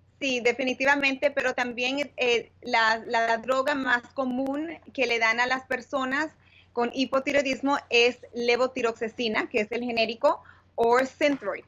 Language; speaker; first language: Spanish; early bilingual, heritage; Spanish